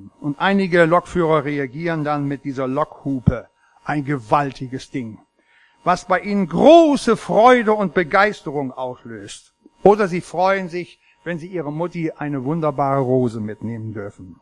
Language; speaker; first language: German; native; German